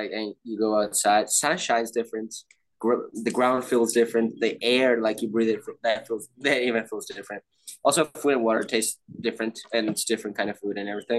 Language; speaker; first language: English; non-native, fluent; Georgian